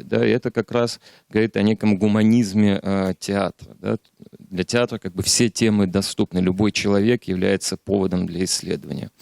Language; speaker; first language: Russian; native; Russian